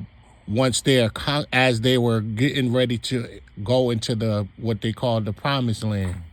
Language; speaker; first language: English; native; English